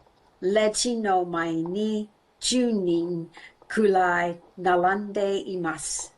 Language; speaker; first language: Japanese; non-native, learner; English